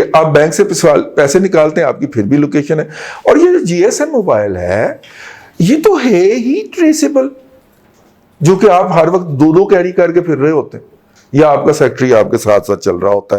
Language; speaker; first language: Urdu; non-native, local second language; Punjabi